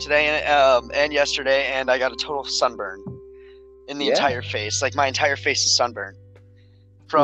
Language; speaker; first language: English; native; English